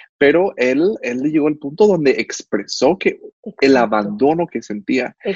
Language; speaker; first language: Spanish; non-native, fluent; English